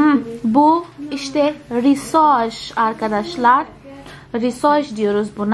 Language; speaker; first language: Turkish; non-native, fluent; Portuguese